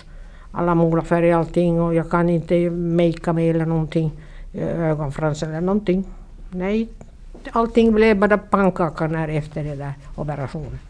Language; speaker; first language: Swedish; non-native, learner; Finnish